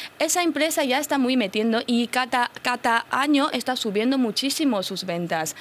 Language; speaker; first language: Spanish; non-native, fluent; Chinese